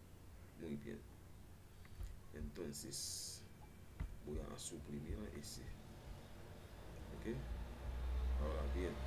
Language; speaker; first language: Spanish; non-native, learner; Haitian Creole